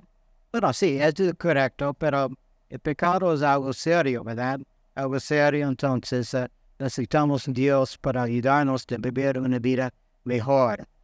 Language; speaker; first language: Spanish; non-native, fluent; English